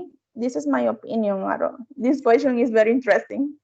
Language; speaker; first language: English; non-native, learner; Spanish